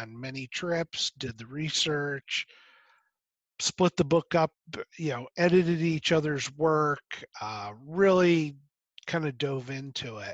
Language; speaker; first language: English; native; English